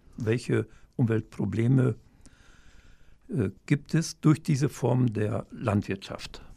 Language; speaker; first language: German; native; German